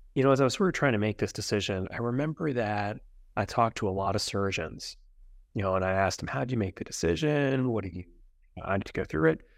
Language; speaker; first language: English; native; English